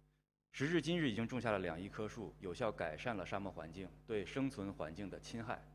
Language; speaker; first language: Chinese; native; Chinese